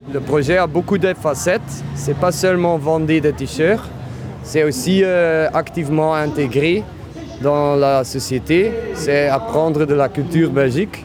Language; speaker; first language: French; non-native, learner; Dutch